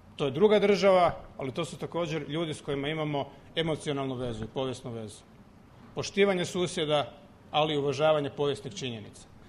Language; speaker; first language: Croatian; native; Croatian